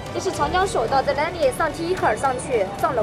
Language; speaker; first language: Chinese; native; Chinese